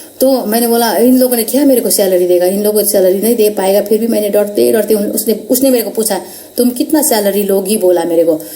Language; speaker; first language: Hindi; non-native, local second language; Nepali